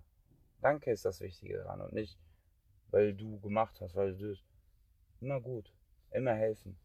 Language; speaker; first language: German; native; German